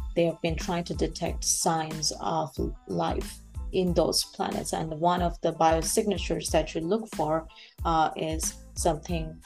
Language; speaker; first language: English; non-native, local second language; Bangla